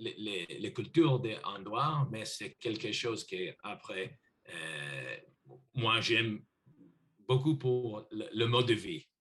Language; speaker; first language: French; non-native, learner; English